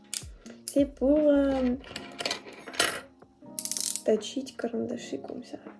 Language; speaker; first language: French; non-native, learner; Russian